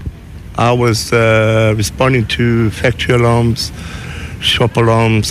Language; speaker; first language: English; native; English